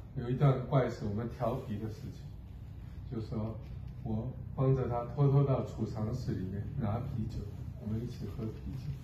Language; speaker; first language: Chinese; native; Chinese